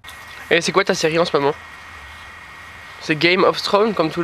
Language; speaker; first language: French; native; French